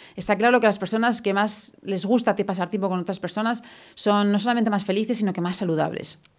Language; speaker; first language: Spanish; native; Spanish